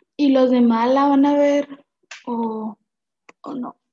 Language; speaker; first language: Spanish; native; Spanish